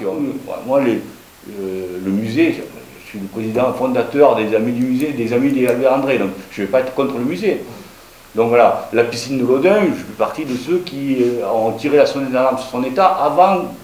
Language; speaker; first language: French; native; French